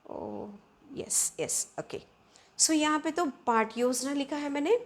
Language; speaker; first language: Hindi; non-native, local second language; Telugu